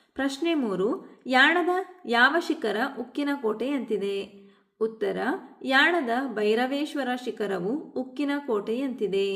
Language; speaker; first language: Kannada; native; Kannada